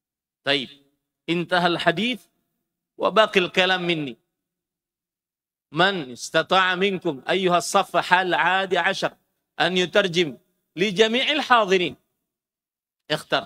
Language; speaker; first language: Arabic; non-native, fluent; Indonesian